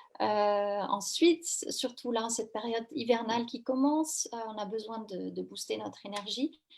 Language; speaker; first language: French; native; French